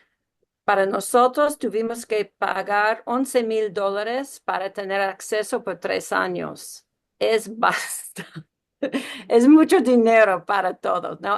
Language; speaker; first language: Spanish; early bilingual, heritage; Spanish